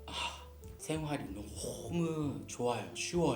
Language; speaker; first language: Korean; non-native, learner; Japanese